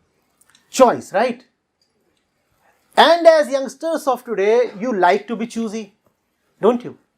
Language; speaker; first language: English; non-native, local second language; Hindi